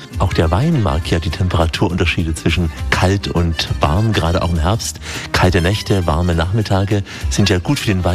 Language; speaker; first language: German; native; German